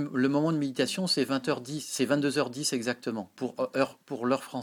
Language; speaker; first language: French; native; French